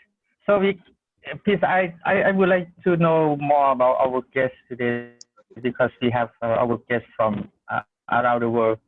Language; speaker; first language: English; non-native, learner; Thai